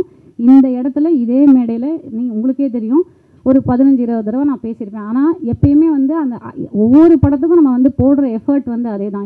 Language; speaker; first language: Tamil; native; Tamil